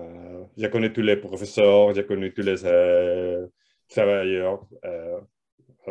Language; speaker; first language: French; non-native, learner; Spanish